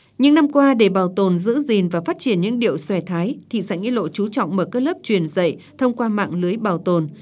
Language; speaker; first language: Vietnamese; native; Vietnamese